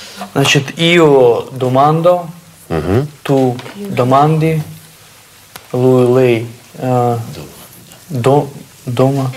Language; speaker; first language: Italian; non-native, learner; Russian